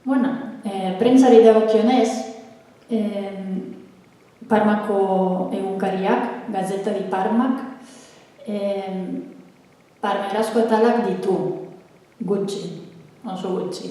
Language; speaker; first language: Basque; non-native, fluent; Italian